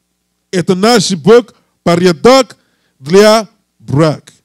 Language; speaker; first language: Russian; non-native, learner; English